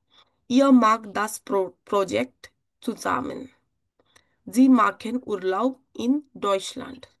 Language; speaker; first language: German; non-native, fluent; Marathi